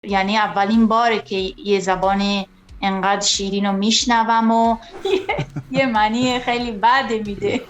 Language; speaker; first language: Persian; non-native, fluent; Italian